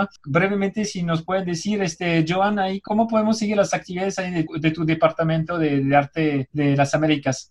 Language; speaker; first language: Spanish; native; Spanish